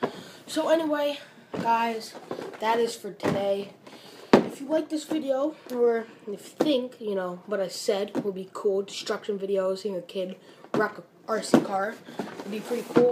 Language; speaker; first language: English; native; English